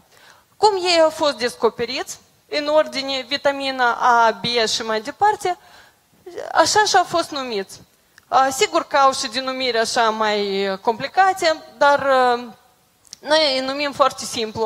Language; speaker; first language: Romanian; non-native, local second language; Russian